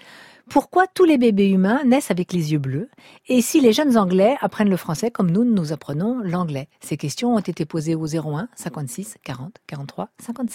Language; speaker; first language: French; native; French